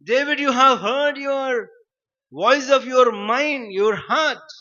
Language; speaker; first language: English; non-native, local second language; Telugu